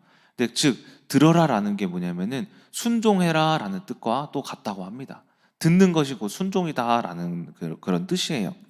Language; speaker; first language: Korean; native; Korean